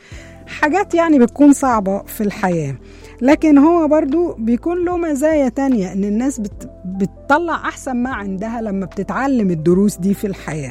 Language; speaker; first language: Arabic; native; Arabic